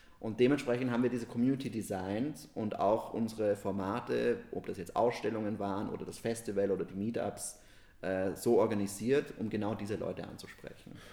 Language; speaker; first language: German; native; German